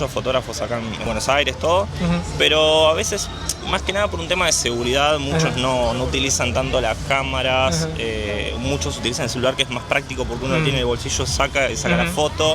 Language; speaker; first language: Spanish; native; Spanish